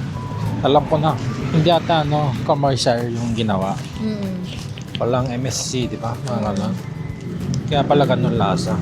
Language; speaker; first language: Filipino; non-native, learner; Korean